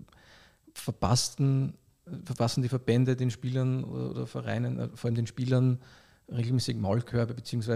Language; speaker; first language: German; native; German